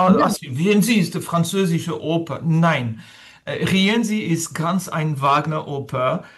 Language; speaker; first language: German; non-native, learner; French